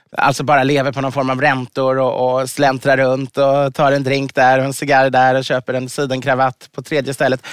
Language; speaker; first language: Swedish; native; Swedish